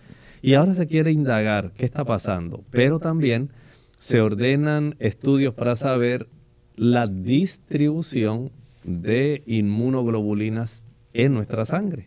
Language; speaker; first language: Spanish; native; Spanish